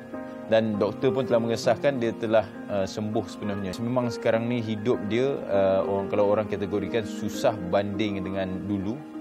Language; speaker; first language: Malay; native; Malay